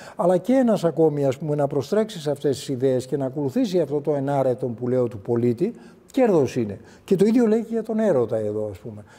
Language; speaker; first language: Greek; native; Greek